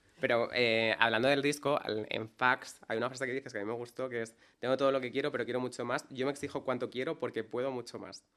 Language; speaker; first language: Spanish; native; Spanish